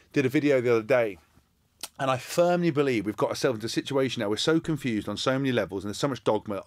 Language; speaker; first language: English; native; English